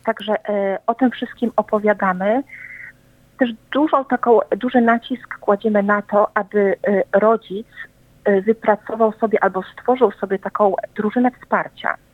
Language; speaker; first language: Polish; native; Polish